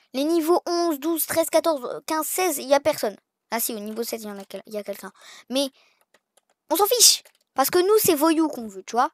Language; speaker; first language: French; native; French